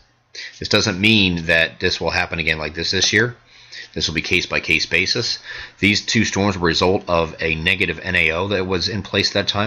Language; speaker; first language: English; native; English